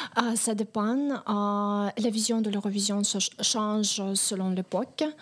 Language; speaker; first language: French; non-native, fluent; Russian